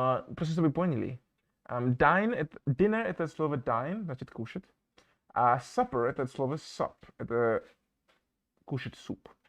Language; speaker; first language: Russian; non-native, fluent; English